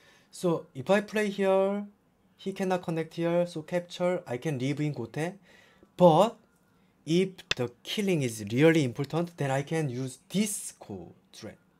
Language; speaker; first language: English; non-native, learner; Korean